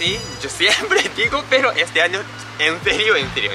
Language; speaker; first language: Spanish; non-native, learner; Japanese